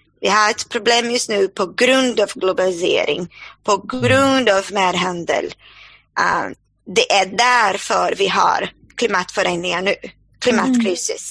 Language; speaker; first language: Swedish; non-native, fluent; Portuguese